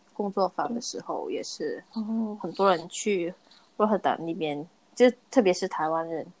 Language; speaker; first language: Chinese; non-native, local second language; Cantonese